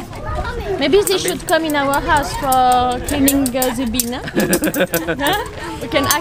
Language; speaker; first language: English; non-native, learner; Indonesian